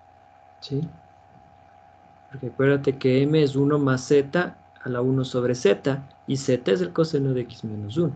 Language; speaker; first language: Spanish; native; Spanish